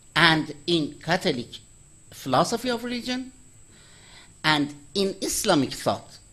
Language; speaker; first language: English; non-native, fluent; Persian